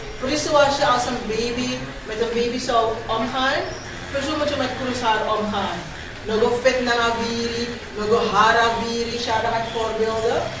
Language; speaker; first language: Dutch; native; Dutch